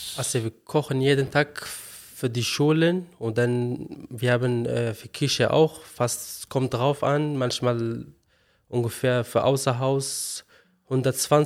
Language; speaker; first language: German; non-native, learner; Arabic